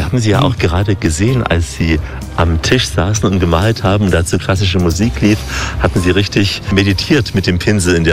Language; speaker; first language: German; native; German